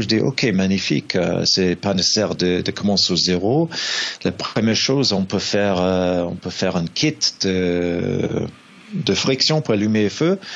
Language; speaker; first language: French; non-native, fluent; English